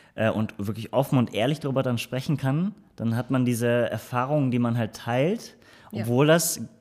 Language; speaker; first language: German; early bilingual, other home language; Turkish